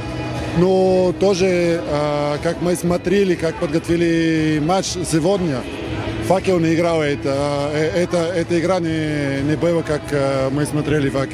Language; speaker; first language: Russian; non-native, learner; Bulgarian